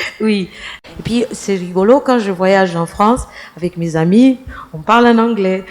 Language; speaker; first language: French; non-native, fluent; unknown